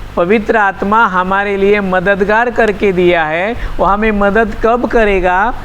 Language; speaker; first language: Hindi; non-native, local second language; Marathi